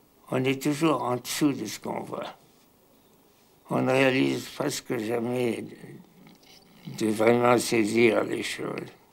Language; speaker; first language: French; non-native, fluent; German